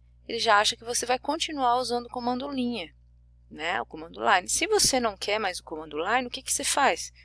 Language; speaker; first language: Portuguese; native; Portuguese